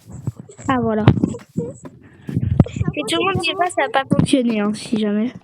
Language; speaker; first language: French; native; French